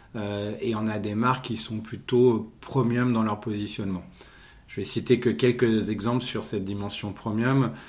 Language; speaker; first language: French; native; French